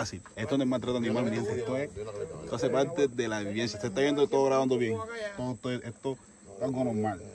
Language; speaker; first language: Spanish; native; Spanish